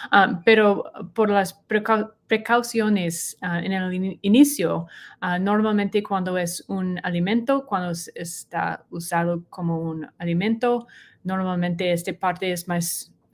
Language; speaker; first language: Spanish; non-native, learner; English